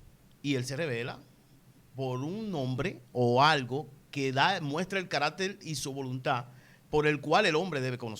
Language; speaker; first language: Spanish; native; Spanish